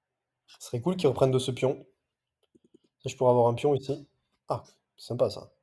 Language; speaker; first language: French; native; French